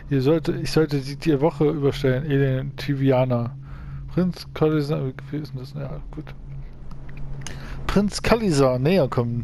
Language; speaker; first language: German; native; German